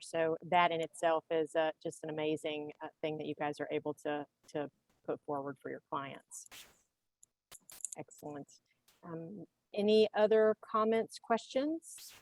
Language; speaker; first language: English; native; English